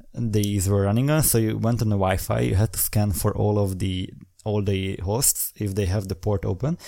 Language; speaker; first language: English; non-native, fluent; Hungarian